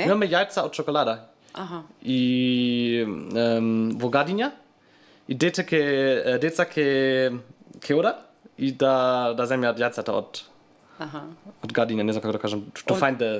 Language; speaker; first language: Macedonian; non-native, learner; German